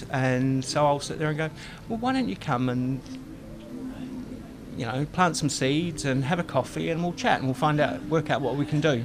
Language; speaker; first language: English; native; English